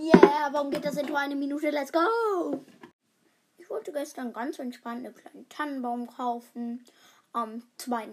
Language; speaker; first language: German; native; German